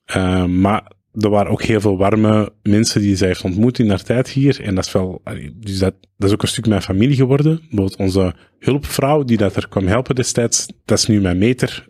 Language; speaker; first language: Dutch; early bilingual, other home language; Arabic